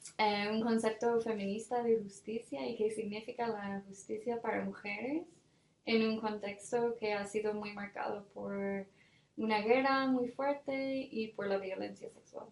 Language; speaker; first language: Spanish; non-native, fluent; English